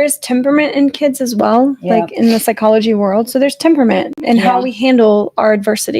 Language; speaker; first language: English; native; English